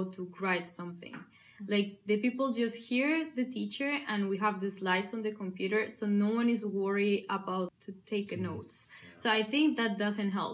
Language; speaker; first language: English; non-native, learner; Spanish